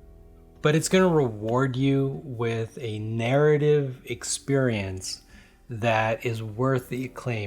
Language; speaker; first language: English; native; English